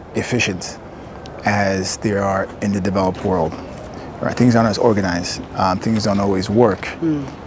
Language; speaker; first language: English; native; English